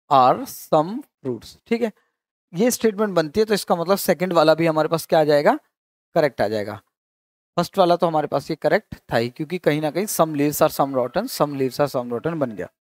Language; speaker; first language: Hindi; native; Hindi